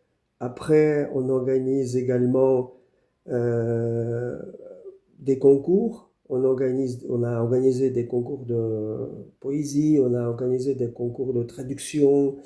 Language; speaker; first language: French; non-native, fluent; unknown